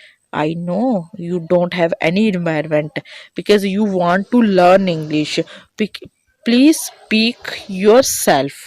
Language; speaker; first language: English; non-native, learner; Hindi